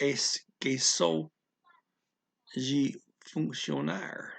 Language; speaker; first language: Portuguese; non-native, learner; English